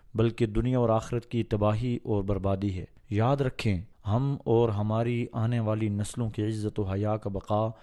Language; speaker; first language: Urdu; native; Urdu